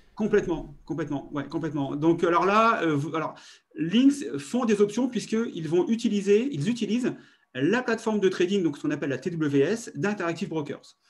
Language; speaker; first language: French; native; French